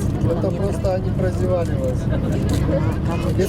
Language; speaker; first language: Russian; native; Russian